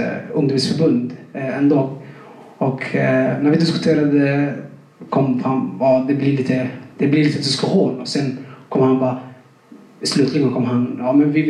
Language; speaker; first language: Swedish; non-native, fluent; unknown